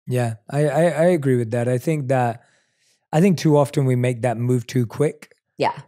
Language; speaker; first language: English; native; English